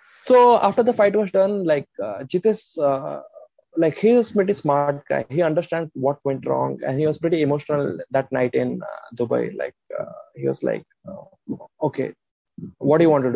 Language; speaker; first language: English; non-native, local second language; Hindi